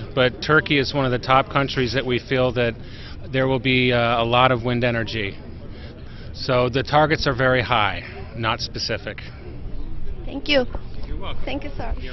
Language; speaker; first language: English; native; English